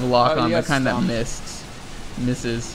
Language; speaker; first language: English; native; English